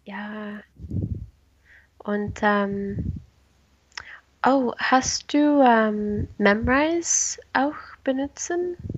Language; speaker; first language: German; non-native, learner; Spanish